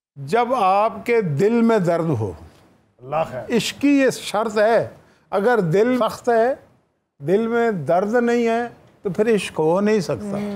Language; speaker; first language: Urdu; native; Urdu